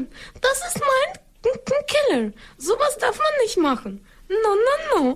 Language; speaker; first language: German; non-native, learner; Ukrainian